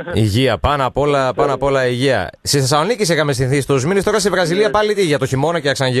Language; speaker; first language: Greek; native; Greek